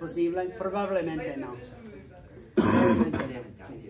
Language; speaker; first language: Spanish; non-native, fluent; English